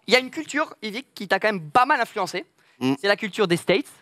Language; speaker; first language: French; native; French